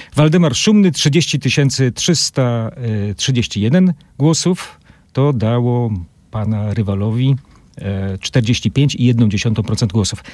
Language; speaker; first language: Polish; native; Polish